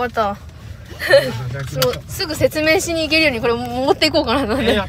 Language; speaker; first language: Japanese; native; Japanese